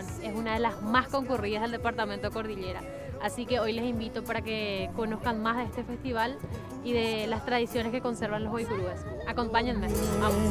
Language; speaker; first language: Spanish; native; Spanish